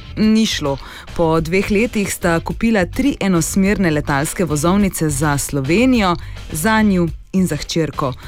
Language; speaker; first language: Slovenian; native; Slovenian